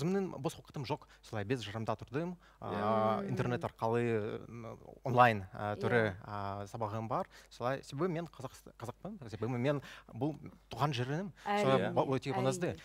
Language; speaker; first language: Kazakh; non-native, local second language; Russian